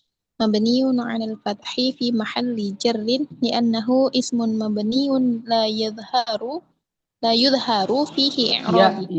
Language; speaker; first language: Arabic; non-native, learner; Indonesian